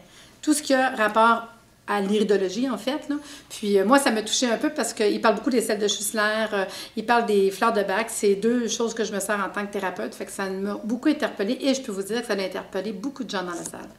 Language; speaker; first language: French; native; French